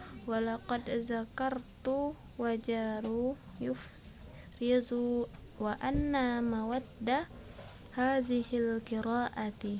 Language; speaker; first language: Arabic; non-native, learner; Indonesian